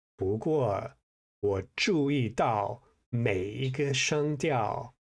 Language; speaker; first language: Chinese; non-native, fluent; English